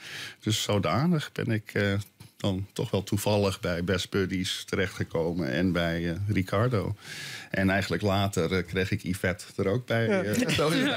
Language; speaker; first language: Dutch; native; Dutch